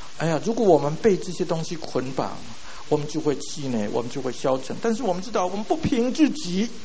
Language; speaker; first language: Chinese; non-native, local second language; Min Nan Chinese